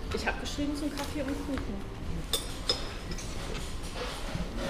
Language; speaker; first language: German; non-native, learner; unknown